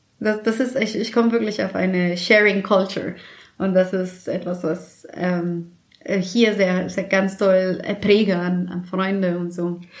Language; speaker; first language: German; non-native, fluent; Spanish